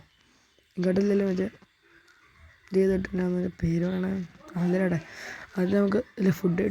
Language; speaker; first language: Malayalam; native; Malayalam